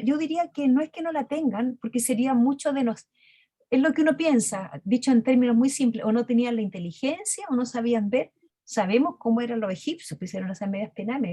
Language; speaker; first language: Spanish; native; Spanish